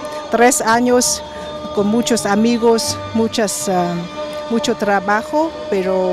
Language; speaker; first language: Spanish; non-native, fluent; Vietnamese